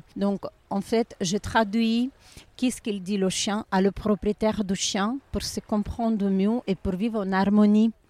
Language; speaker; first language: French; non-native, fluent; Ukrainian